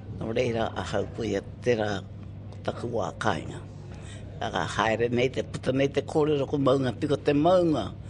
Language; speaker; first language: Māori; native; Māori